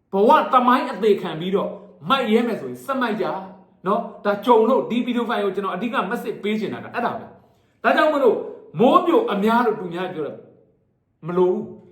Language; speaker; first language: Burmese; native; Burmese